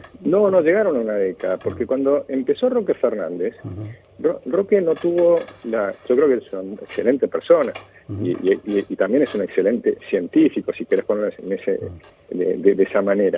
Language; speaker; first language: Spanish; native; Spanish